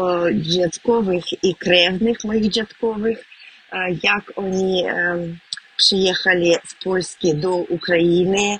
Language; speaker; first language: Polish; non-native, learner; Russian